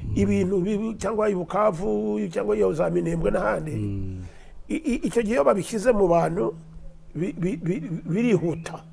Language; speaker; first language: Kinyarwanda; early bilingual, heritage; Kinyarwanda